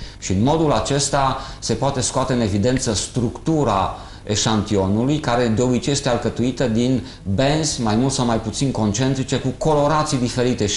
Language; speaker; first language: Romanian; native; Romanian